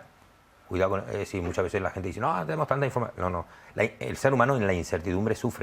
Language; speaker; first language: Spanish; native; Spanish